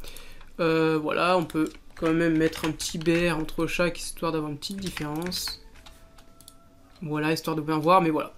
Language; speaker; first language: French; native; French